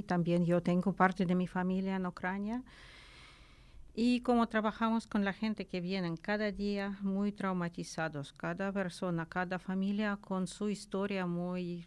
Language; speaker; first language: Spanish; non-native, learner; Ukrainian